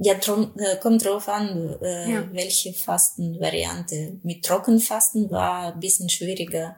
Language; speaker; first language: German; non-native, fluent; Russian